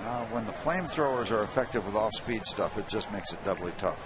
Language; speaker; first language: English; native; English